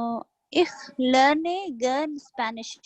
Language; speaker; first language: German; non-native, learner; Hindi